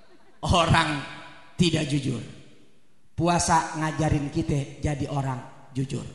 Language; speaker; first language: Indonesian; native; Indonesian